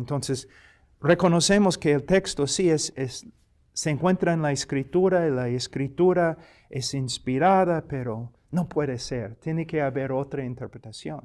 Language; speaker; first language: Spanish; non-native, fluent; English